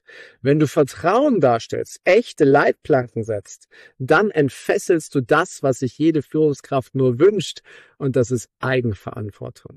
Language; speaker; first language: German; native; German